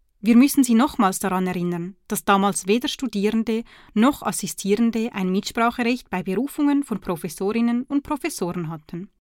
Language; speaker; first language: German; native; German